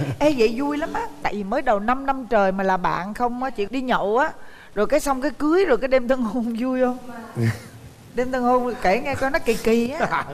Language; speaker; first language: Vietnamese; native; Vietnamese